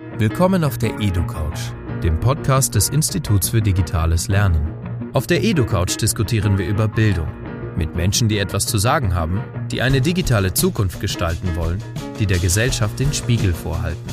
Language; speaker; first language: German; native; German